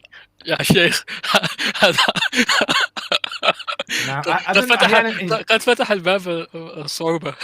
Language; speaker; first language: Arabic; non-native, learner; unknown